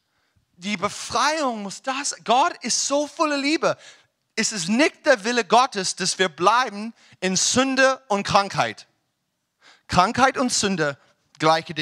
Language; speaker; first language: German; non-native, learner; English